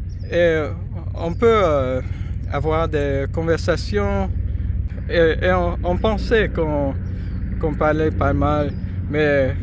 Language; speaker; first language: French; non-native, fluent; English